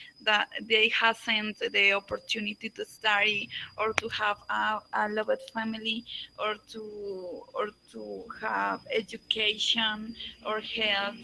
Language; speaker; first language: English; non-native, learner; Spanish